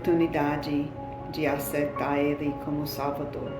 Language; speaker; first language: Portuguese; non-native, fluent; English